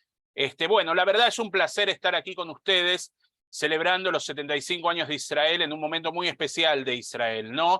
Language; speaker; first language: Spanish; native; Spanish